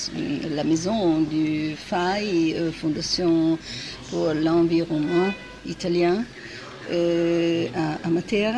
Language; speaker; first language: French; non-native, fluent; Italian